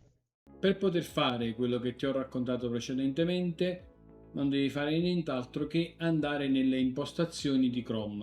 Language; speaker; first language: Italian; native; Italian